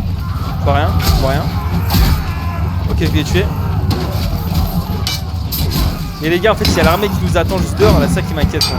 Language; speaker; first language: French; native; French